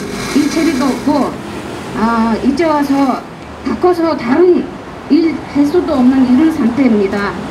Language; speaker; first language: Korean; non-native, fluent; Mongolian